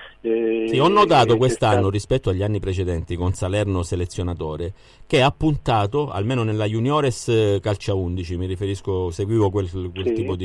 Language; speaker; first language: Italian; native; Italian